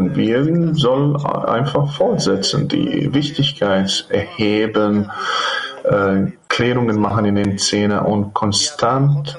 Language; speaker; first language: German; non-native, fluent; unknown